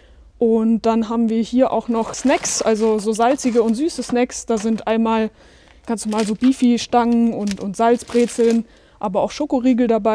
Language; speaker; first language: German; native; German